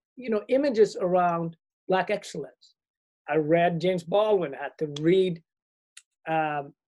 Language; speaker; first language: English; early bilingual, other home language; Swedish